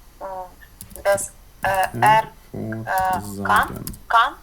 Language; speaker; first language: German; non-native, learner; Ukrainian